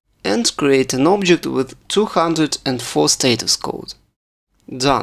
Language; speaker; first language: English; non-native, fluent; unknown